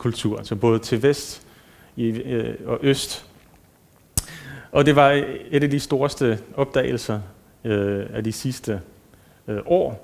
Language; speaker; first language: Danish; non-native, fluent; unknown